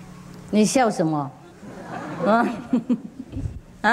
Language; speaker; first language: Chinese; non-native, fluent; Vietnamese